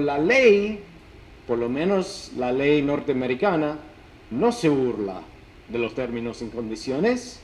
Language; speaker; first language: Spanish; non-native, fluent; English